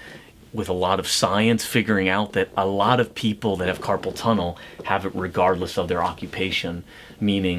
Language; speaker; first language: English; native; English